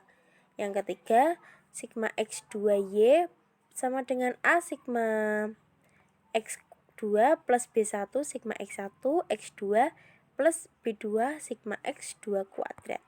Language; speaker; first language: Indonesian; native; Indonesian